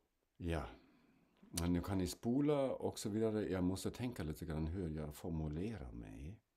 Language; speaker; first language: Swedish; non-native, fluent; German